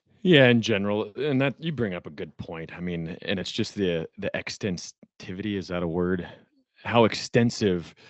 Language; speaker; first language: English; native; English